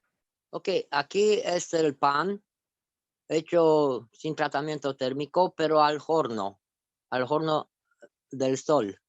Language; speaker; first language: Spanish; non-native, fluent; Romanian